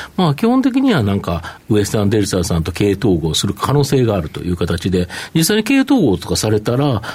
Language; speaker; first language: Japanese; native; Japanese